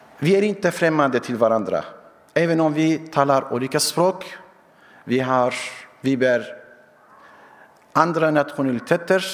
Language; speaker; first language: Swedish; non-native, fluent; Syriac